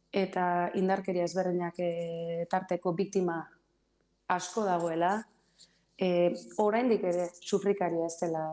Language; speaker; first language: Basque; native; Basque